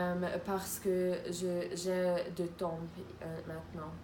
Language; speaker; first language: French; non-native, learner; Croatian